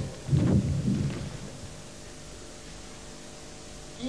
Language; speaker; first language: German; non-native, fluent; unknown